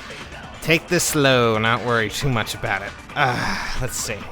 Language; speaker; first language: English; native; English